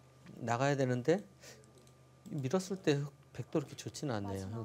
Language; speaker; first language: Korean; native; Korean